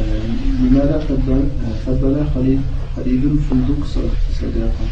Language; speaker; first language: Arabic; non-native, learner; French